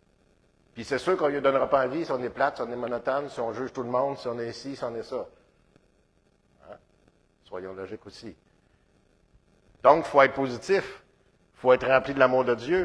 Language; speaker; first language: French; native; French